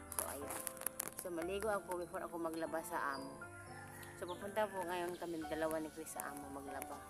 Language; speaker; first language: Filipino; non-native, local second language; Cebuano